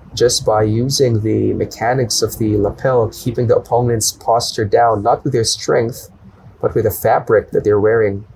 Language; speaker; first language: English; non-native, local second language; Filipino